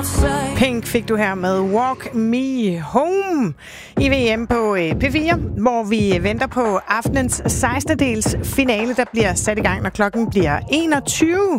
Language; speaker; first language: Danish; native; Danish